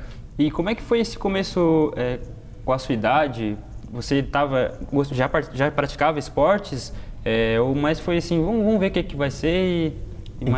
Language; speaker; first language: Portuguese; native; Portuguese